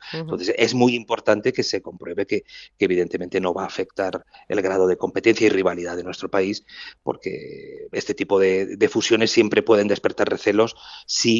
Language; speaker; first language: Spanish; native; Spanish